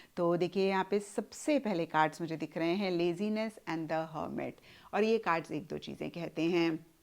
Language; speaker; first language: Hindi; native; Hindi